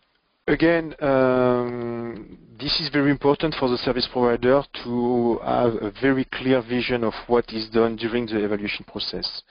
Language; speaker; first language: English; non-native, fluent; French